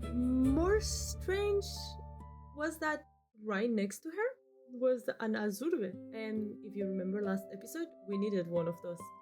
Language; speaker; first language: English; non-native, fluent; Spanish